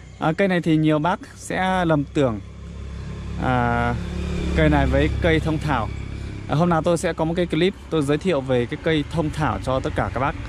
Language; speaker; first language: Vietnamese; non-native, local second language; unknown